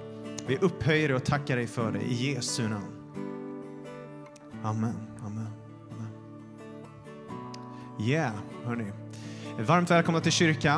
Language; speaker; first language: Swedish; native; Swedish